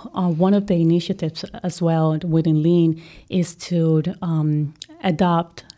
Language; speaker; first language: English; non-native, fluent; Spanish